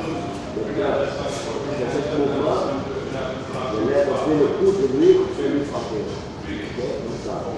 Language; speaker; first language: French; non-native, learner; Portuguese